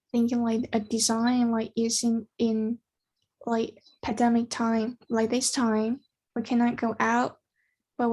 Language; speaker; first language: English; non-native, learner; Chinese